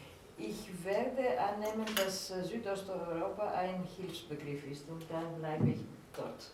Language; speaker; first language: German; non-native, fluent; Greek